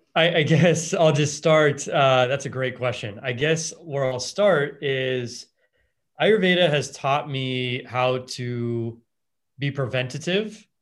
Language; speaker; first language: English; native; English